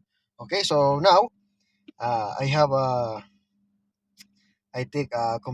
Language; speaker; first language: English; non-native, local second language; Filipino